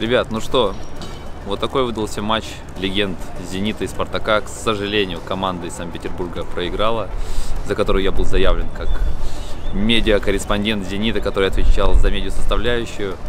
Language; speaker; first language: Russian; native; Russian